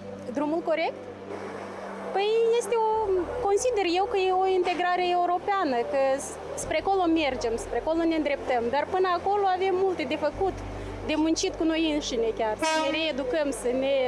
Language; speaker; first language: Romanian; native; Romanian